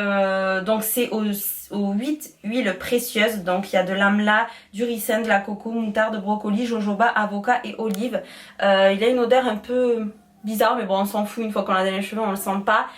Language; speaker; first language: French; native; French